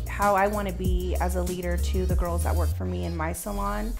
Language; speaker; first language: English; native; English